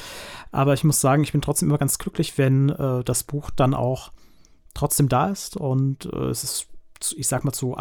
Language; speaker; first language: German; native; German